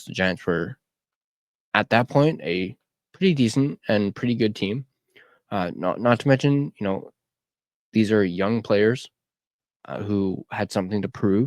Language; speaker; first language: English; native; English